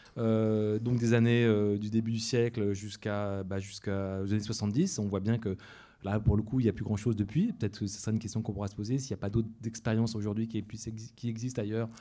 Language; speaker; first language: French; native; French